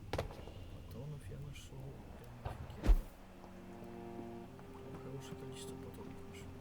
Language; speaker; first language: Russian; native; Russian